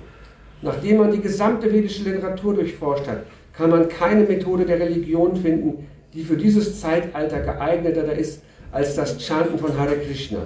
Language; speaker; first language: German; native; German